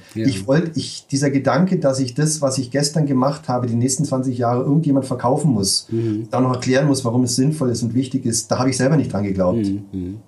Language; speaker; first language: German; native; German